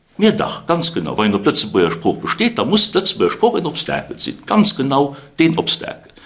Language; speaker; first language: Luxembourgish; native; Luxembourgish